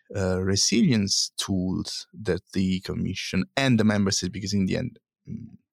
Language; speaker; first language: English; non-native, fluent; Italian